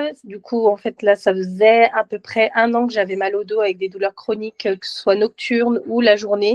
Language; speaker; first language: French; native; French